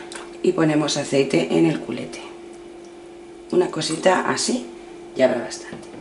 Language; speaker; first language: Spanish; native; Spanish